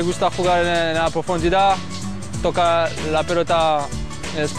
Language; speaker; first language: Spanish; non-native, learner; French